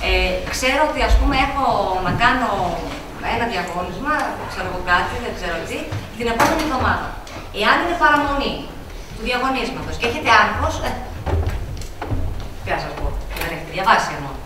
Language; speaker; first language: Greek; native; Greek